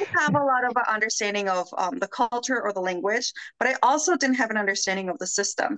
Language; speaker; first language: English; early bilingual, other home language; Spanish